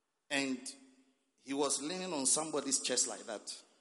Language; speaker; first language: English; non-native, local second language; Akan